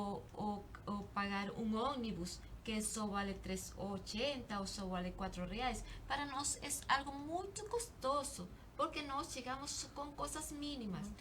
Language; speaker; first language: Portuguese; non-native, learner; Spanish